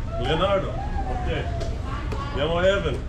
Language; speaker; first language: Spanish; non-native, learner; English